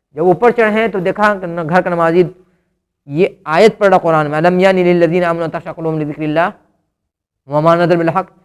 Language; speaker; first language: Urdu; native; Urdu